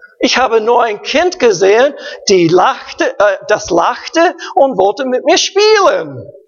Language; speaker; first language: German; non-native, learner; English